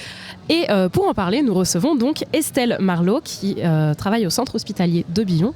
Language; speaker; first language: French; native; French